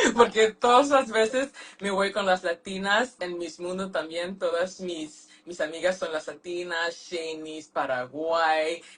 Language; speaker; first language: Spanish; non-native, learner; French